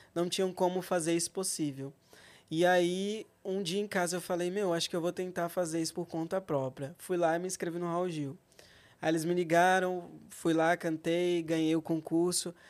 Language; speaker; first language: Portuguese; native; Portuguese